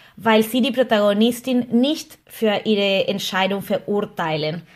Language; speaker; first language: German; non-native, fluent; Spanish